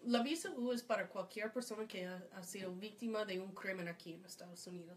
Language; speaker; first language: Spanish; non-native, fluent; English